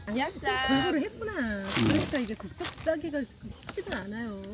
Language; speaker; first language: Korean; native; Korean